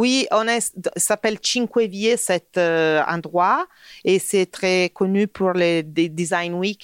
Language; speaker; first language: French; non-native, fluent; Italian